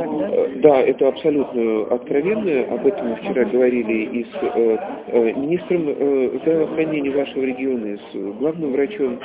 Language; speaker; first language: Russian; native; Russian